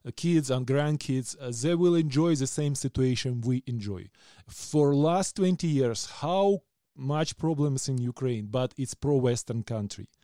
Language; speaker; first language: English; non-native, fluent; Ukrainian